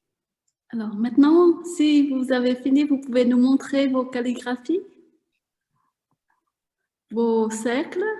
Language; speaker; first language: French; non-native, fluent; Vietnamese